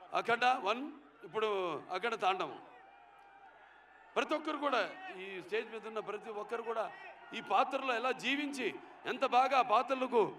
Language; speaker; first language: Telugu; native; Telugu